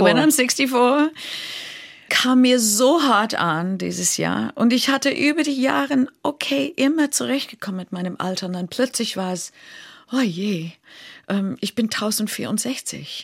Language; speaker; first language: German; non-native, fluent; English